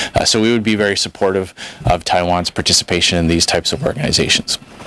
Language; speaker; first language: English; native; English